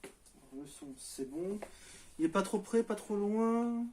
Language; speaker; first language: French; native; French